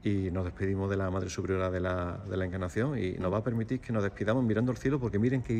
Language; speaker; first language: Spanish; native; Spanish